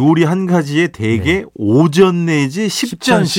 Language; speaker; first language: Korean; native; Korean